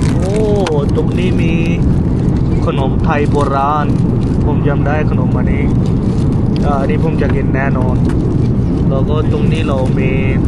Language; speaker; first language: Thai; non-native, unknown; Punjabi